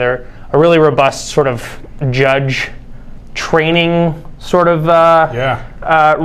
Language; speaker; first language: English; non-native, fluent; Spanish